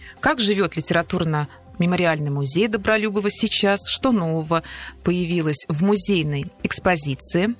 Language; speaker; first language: Russian; native; Russian